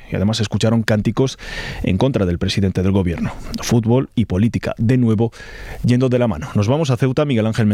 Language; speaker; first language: Spanish; native; Spanish